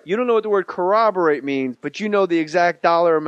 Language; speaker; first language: English; native; English